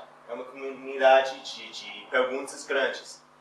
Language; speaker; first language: Portuguese; non-native, fluent; English